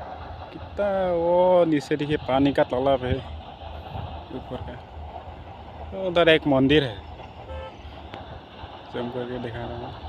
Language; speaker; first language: Hindi; non-native, local second language; Assamese